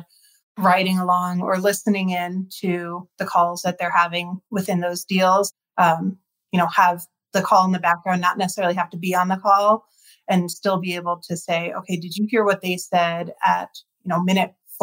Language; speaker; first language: English; native; English